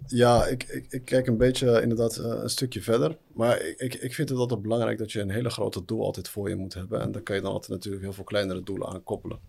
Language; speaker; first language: Dutch; early bilingual, other home language; Arabic